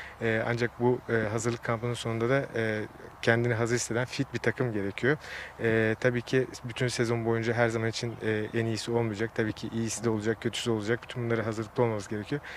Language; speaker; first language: Turkish; native; Turkish